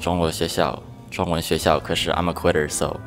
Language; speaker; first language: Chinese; early bilingual, heritage; Chinese